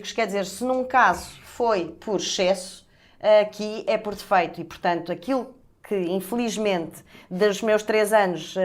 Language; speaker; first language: Portuguese; native; Portuguese